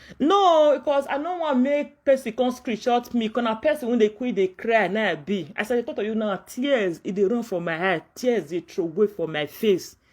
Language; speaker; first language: Nigerian Pidgin; non-native, local second language; Yoruba